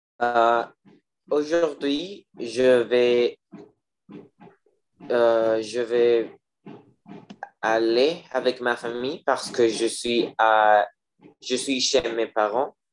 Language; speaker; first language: French; non-native, learner; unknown